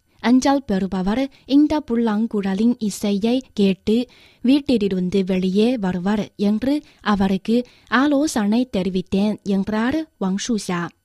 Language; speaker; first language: Tamil; non-native, fluent; Chinese